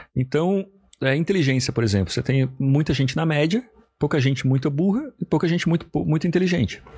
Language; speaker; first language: Portuguese; native; Portuguese